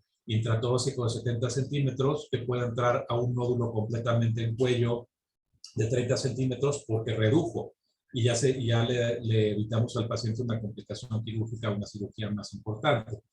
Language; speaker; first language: Spanish; native; Spanish